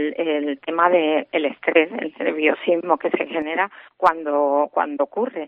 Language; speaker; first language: Spanish; native; Spanish